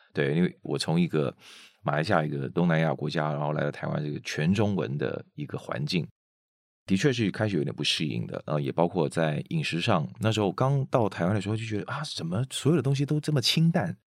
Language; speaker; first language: Chinese; non-native, local second language; Hakka Chinese